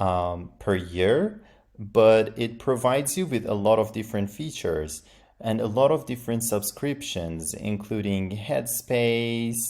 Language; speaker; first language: English; non-native, fluent; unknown